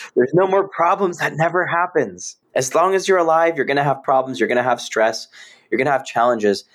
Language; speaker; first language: English; native; English